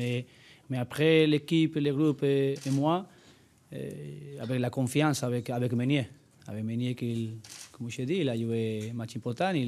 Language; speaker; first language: French; non-native, learner; Spanish